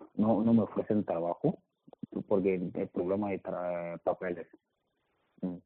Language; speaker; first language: Spanish; non-native, learner; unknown